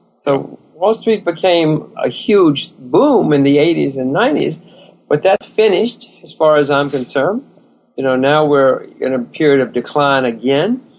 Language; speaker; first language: English; native; English